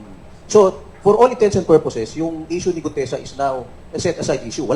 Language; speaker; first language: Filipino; native; Filipino